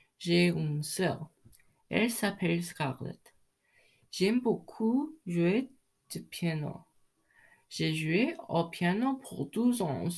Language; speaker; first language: French; non-native, learner; English